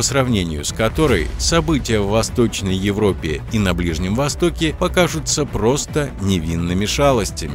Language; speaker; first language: Russian; native; Russian